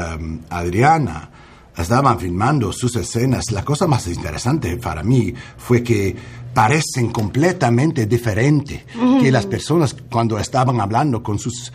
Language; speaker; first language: Spanish; non-native, learner; English